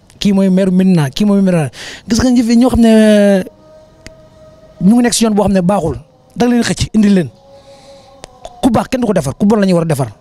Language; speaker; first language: Wolof; native; Wolof